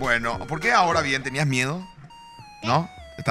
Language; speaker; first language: Spanish; native; Spanish